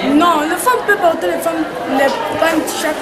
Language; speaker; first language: French; non-native, local second language; Lingala